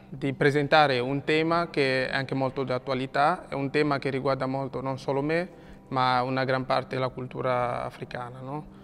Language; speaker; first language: Italian; non-native, fluent; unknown